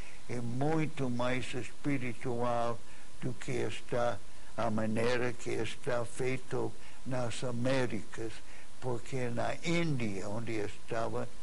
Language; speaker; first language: Portuguese; non-native, fluent; English